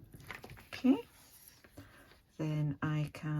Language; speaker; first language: English; native; English